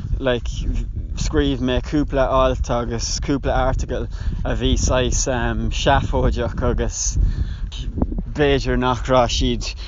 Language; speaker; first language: Irish; non-native, local second language; English